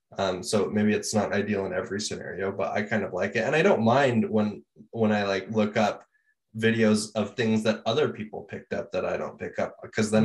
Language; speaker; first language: English; native; English